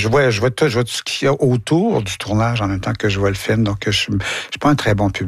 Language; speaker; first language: French; native; French